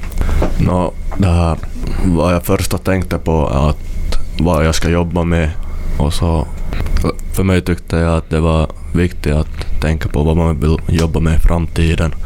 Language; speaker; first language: Swedish; native; Swedish